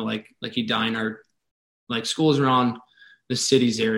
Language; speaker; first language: English; native; English